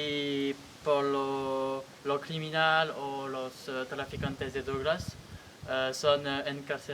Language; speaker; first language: Spanish; non-native, learner; French